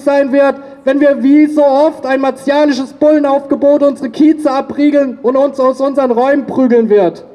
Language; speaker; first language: German; native; German